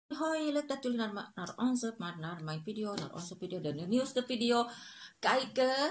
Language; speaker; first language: Dutch; non-native, learner; Indonesian